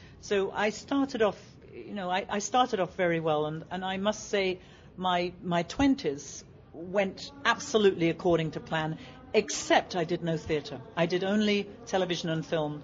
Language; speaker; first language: English; native; English